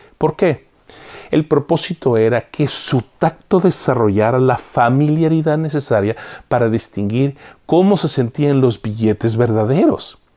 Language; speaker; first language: Spanish; native; Spanish